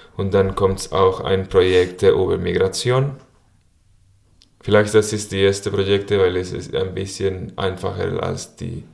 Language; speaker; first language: German; non-native, learner; Spanish